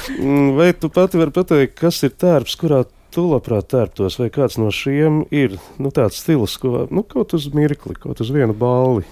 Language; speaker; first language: Latvian; native; Latvian